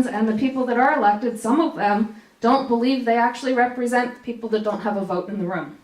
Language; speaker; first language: English; native; English